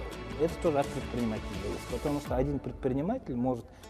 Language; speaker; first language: Russian; non-native, local second language; Kyrgyz